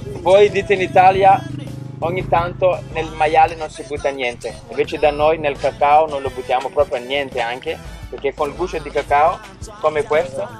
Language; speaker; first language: Italian; non-native, fluent; Malagasy